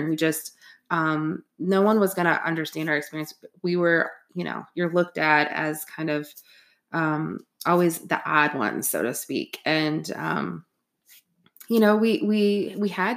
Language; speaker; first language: English; native; English